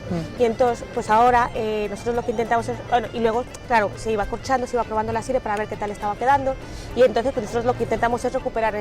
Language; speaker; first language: Spanish; native; Spanish